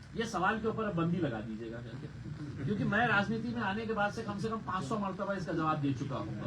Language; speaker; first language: Hindi; non-native, local second language; Marathi